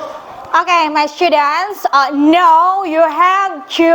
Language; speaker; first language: English; non-native, fluent; Indonesian